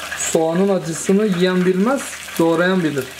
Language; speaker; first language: Turkish; native; Turkish